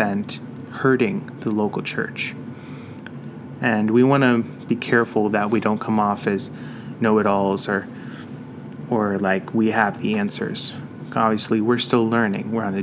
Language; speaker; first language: English; native; English